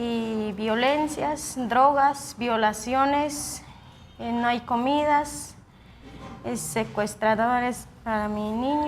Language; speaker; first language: Spanish; non-native, local second language; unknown